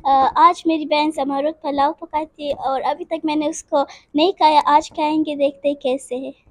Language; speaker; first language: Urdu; early bilingual, other home language; Persian